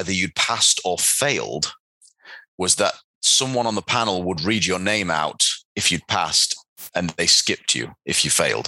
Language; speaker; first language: English; native; English